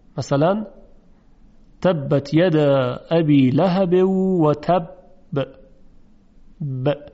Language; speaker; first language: Persian; native; Persian